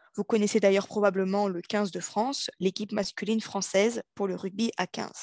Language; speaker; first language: French; native; French